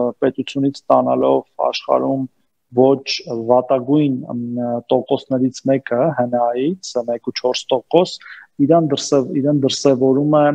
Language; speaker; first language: Armenian; native; Armenian